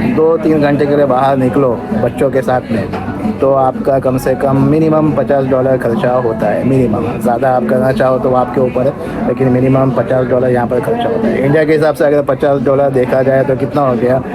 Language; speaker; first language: Hindi; native; Hindi